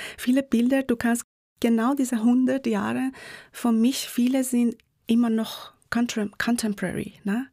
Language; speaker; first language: German; non-native, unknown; Persian